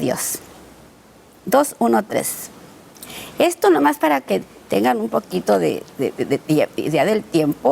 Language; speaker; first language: Spanish; native; Spanish